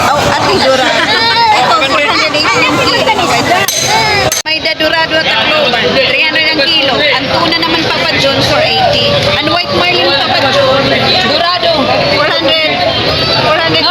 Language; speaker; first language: Filipino; non-native, local second language; Waray